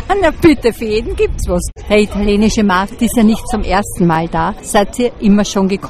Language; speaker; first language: German; native; German